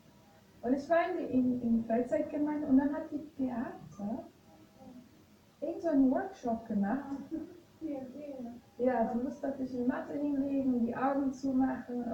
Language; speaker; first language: German; non-native, fluent; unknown